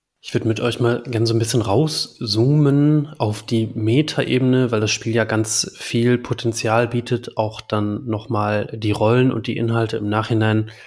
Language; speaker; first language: German; native; German